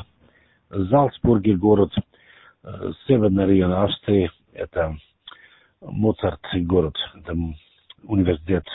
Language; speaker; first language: Russian; non-native, learner; German